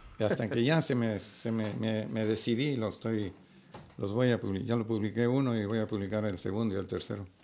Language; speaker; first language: Spanish; native; Spanish